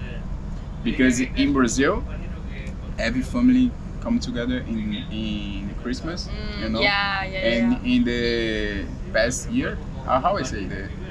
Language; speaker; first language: English; non-native, learner; Portuguese